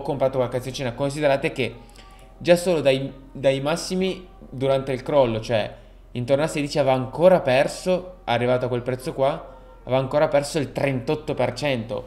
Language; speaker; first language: Italian; native; Italian